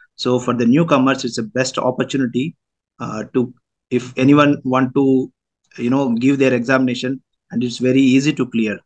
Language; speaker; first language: English; non-native, local second language; Telugu